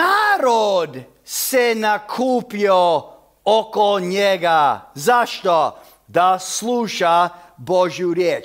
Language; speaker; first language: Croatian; early bilingual, heritage; Croatian